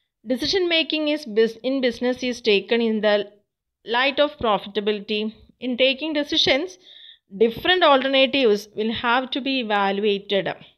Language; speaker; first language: English; non-native, local second language; Malayalam